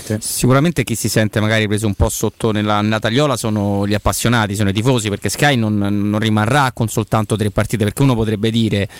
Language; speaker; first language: Italian; native; Italian